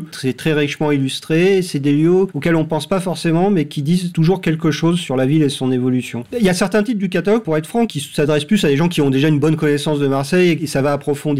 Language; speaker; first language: French; native; French